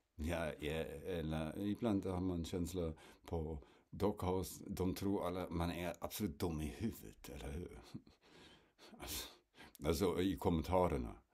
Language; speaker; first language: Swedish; non-native, fluent; German